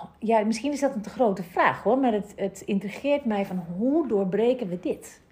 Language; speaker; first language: Dutch; native; Dutch